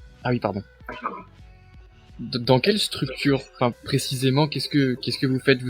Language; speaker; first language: French; native; French